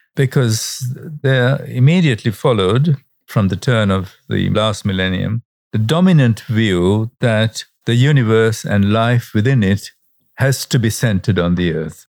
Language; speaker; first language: English; non-native, local second language; Sinhala